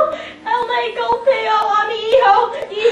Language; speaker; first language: Spanish; non-native, learner; English